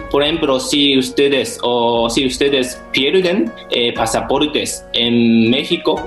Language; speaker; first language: Spanish; non-native, fluent; Japanese